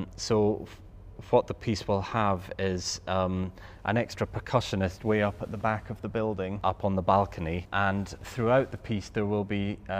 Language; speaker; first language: English; native; English